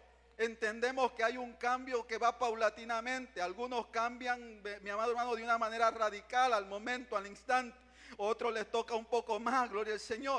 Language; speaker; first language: Spanish; native; Spanish